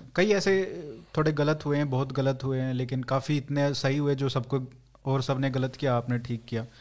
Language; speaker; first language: Hindi; native; Hindi